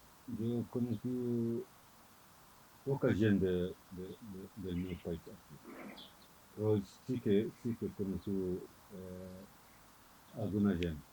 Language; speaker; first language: Catalan; non-native, learner; Fula